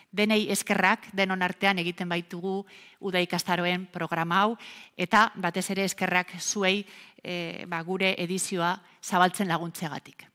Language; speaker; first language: Basque; native; Basque